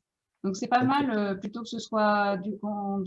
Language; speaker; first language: French; native; French